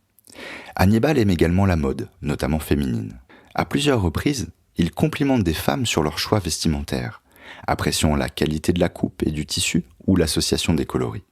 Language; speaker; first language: French; native; French